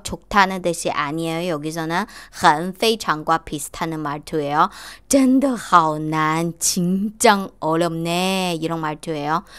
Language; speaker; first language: Korean; non-native, fluent; Chinese